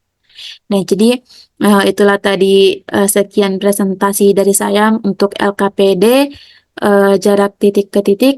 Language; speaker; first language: Indonesian; native; Indonesian